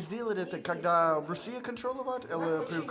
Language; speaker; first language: Russian; non-native, learner; English